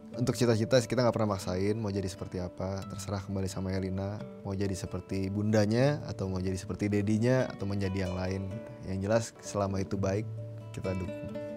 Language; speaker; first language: Indonesian; native; Indonesian